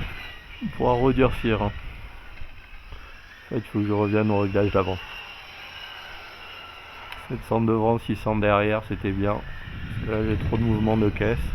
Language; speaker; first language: French; native; French